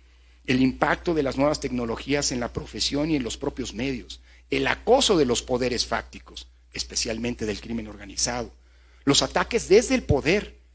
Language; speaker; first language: Spanish; native; Spanish